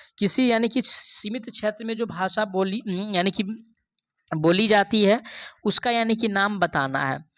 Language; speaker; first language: Hindi; native; Hindi